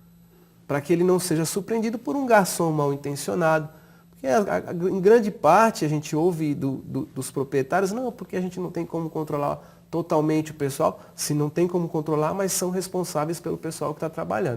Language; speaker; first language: Portuguese; native; Portuguese